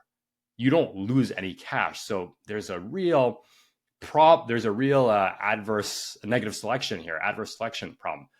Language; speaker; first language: English; native; English